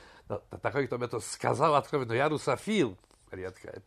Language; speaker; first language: Russian; non-native, fluent; Polish